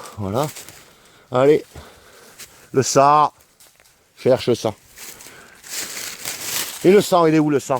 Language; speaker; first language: French; native; French